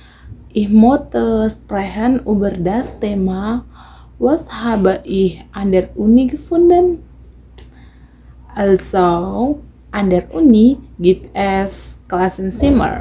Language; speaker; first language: German; non-native, learner; Indonesian